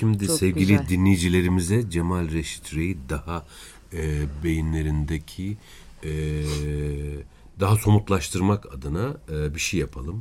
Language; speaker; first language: Turkish; native; Turkish